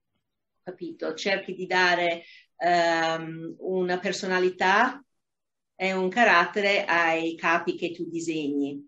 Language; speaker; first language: Italian; non-native, fluent; English